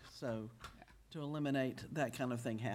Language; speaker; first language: English; native; English